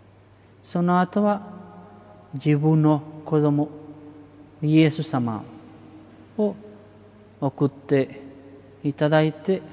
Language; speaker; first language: Japanese; non-native, fluent; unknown